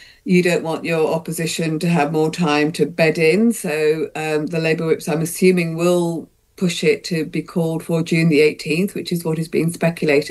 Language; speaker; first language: English; native; English